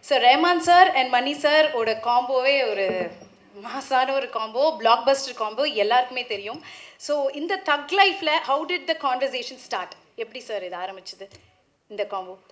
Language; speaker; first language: Tamil; native; Tamil